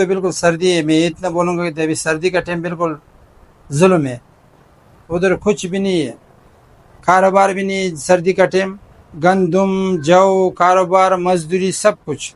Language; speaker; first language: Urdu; non-native, fluent; Pashto